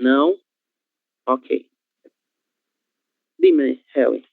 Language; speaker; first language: Spanish; non-native, fluent; Portuguese